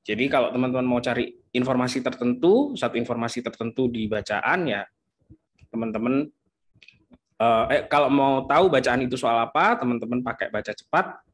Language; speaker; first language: Indonesian; native; Indonesian